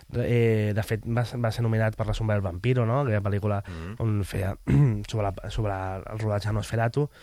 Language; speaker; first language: Catalan; native; Catalan